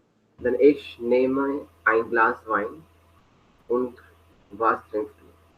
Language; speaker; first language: German; non-native, learner; Hindi